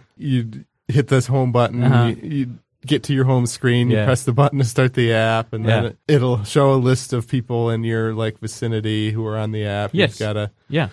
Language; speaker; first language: English; early bilingual, other home language; Dutch